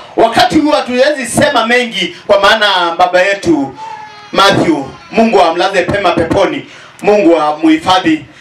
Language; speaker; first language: Swahili; non-native, local second language; Kikuyu